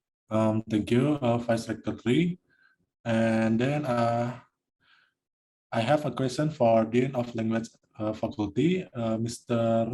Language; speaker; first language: English; non-native, learner; Indonesian